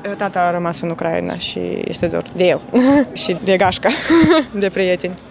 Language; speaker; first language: Romanian; non-native, fluent; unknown